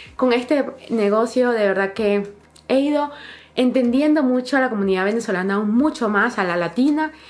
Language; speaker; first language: Spanish; native; Spanish